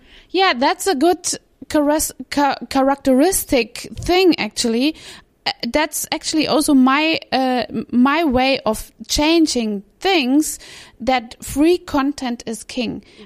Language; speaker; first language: English; non-native, fluent; German